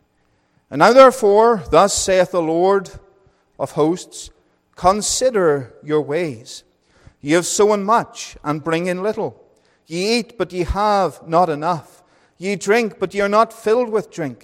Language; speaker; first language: English; native; English